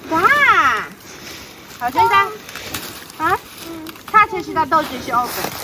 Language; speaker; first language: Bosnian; non-native, learner; Chinese